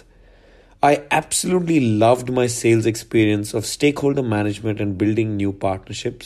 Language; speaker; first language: English; non-native, local second language; Hindi